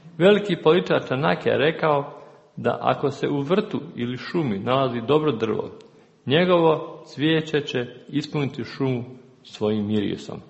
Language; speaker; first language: Serbian; native; Serbian